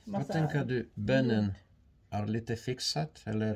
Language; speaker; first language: Swedish; non-native, learner; Romanian